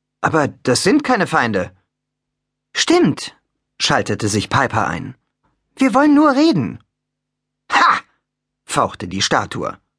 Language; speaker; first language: German; native; German